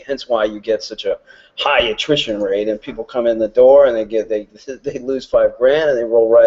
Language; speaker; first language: English; native; English